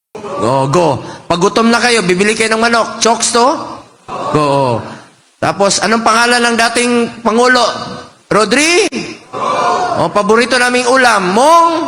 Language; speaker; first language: Filipino; non-native, local second language; Cebuano